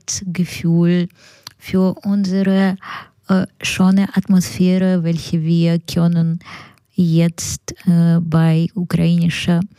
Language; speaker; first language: German; non-native, learner; Ukrainian